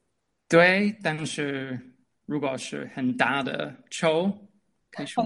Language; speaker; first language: Chinese; non-native, fluent; English